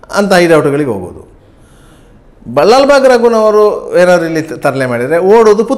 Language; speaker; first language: Kannada; native; Kannada